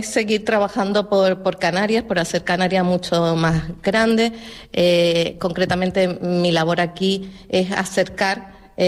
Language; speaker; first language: Spanish; native; Spanish